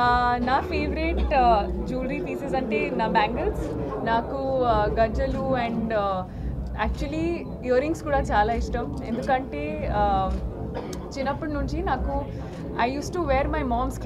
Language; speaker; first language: Telugu; non-native, learner; Hindi